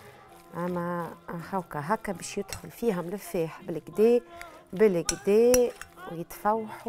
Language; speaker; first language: Arabic; native; Arabic